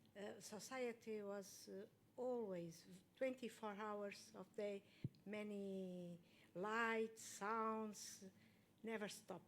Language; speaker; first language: English; non-native, learner; Portuguese